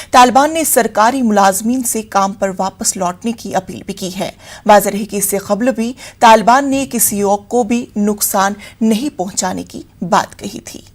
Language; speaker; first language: Hindi; native; Hindi